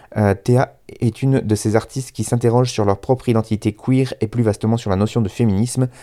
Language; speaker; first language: French; native; French